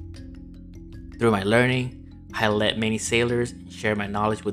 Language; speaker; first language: English; non-native, fluent; Burmese